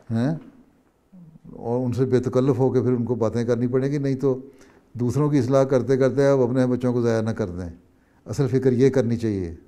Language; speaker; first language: Urdu; native; Urdu